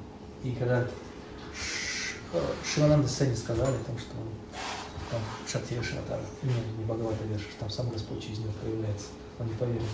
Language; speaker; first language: Russian; native; Russian